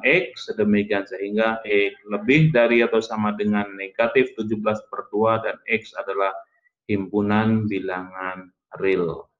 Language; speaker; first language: Indonesian; native; Indonesian